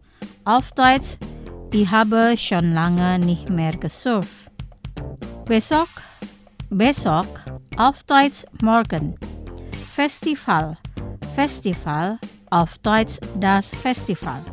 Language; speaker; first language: German; non-native, fluent; Indonesian